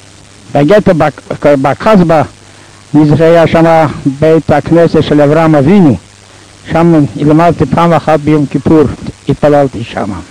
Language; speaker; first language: Hebrew; non-native, fluent; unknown